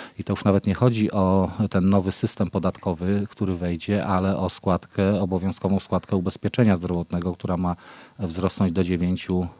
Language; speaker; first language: Polish; native; Polish